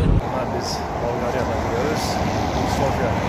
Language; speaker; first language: Turkish; non-native, learner; Kyrgyz